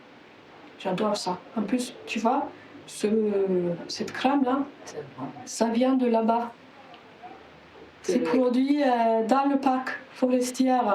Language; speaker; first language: French; non-native, fluent; Turkish